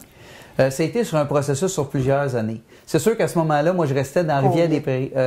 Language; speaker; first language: French; native; French